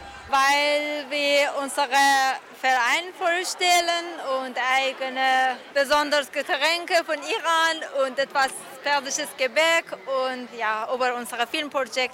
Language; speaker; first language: German; non-native, learner; Persian